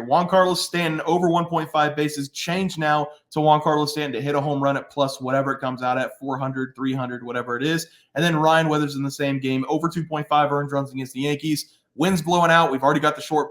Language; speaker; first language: English; native; English